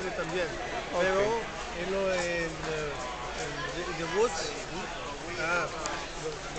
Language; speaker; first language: Spanish; non-native, fluent; Italian